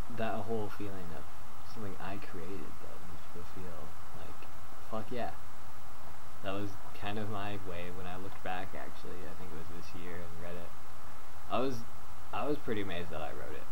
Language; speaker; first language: English; native; English